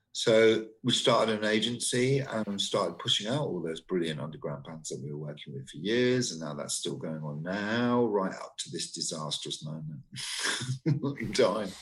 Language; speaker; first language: English; native; English